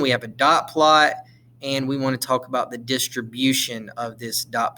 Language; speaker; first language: English; native; English